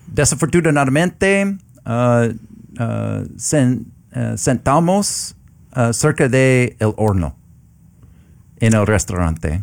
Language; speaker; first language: Spanish; non-native, learner; English